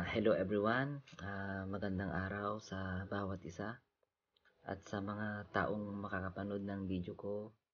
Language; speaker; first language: Filipino; non-native, local second language; Iloko